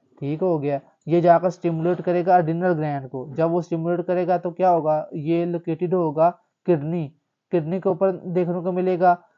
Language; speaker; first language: Urdu; native; Urdu